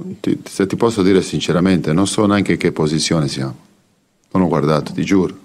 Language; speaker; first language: Italian; non-native, fluent; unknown